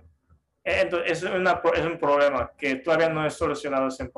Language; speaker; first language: Spanish; non-native, fluent; Japanese